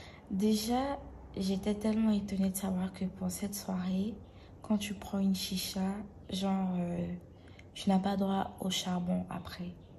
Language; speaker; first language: French; native; French